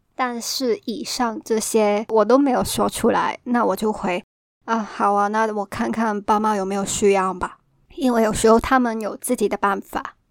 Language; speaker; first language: Chinese; non-native, local second language; Cantonese